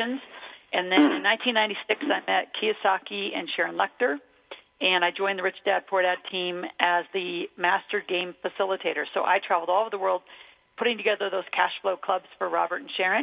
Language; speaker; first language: English; native; English